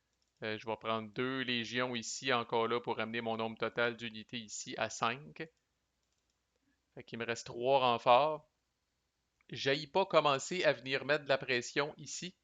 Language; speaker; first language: French; native; French